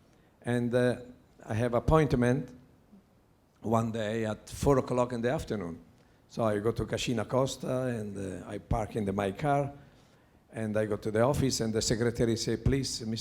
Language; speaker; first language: English; non-native, learner; Italian